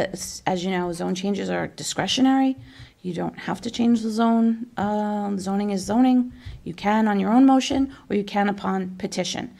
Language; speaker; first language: English; native; English